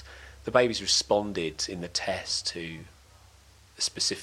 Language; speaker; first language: English; native; English